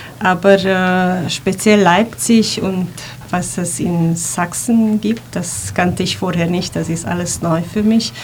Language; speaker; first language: German; non-native, fluent; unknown